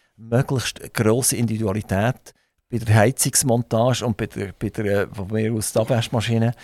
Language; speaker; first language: German; native; German